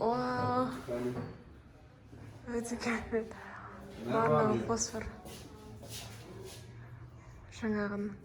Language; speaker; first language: Turkish; non-native, learner; Kazakh